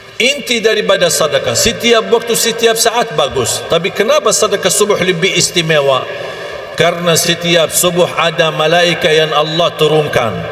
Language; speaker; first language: Malay; non-native, fluent; Arabic